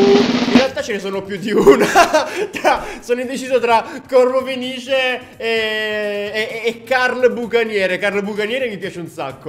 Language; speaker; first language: Italian; native; Italian